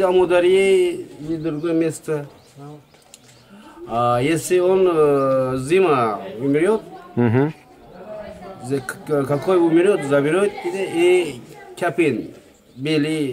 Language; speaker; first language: Russian; non-native, learner; Uzbek